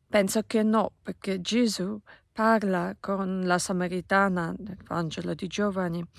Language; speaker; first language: Italian; non-native, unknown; Polish